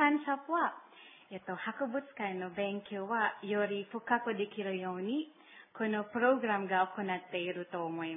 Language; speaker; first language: Japanese; non-native, learner; Filipino